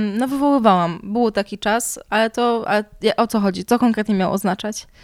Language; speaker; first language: Polish; native; Polish